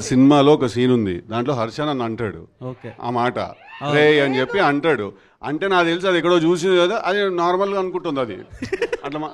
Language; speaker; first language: Telugu; native; Telugu